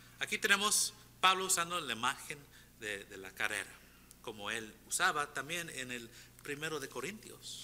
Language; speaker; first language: Spanish; non-native, fluent; English